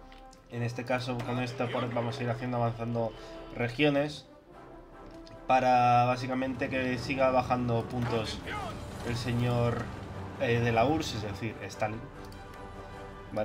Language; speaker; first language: Spanish; native; Spanish